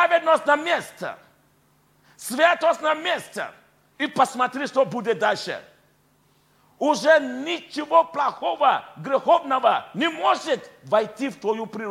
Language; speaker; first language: Russian; non-native, fluent; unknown